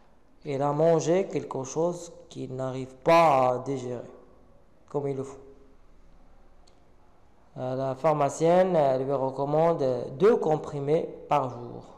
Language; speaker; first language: French; non-native, local second language; Arabic